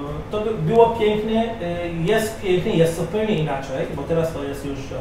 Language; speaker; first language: Polish; non-native, fluent; Arabic